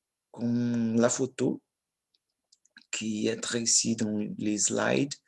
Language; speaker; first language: French; non-native, learner; Portuguese